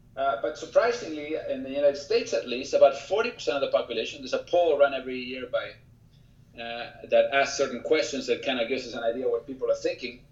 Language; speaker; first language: English; early bilingual, other home language; Spanish